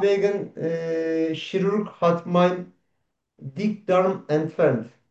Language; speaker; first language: German; non-native, learner; Turkish